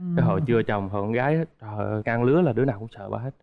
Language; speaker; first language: Vietnamese; native; Vietnamese